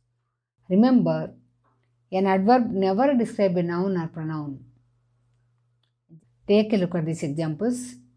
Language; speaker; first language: English; non-native, fluent; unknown